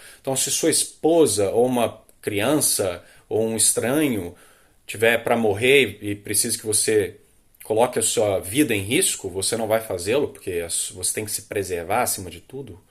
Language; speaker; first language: Portuguese; native; Portuguese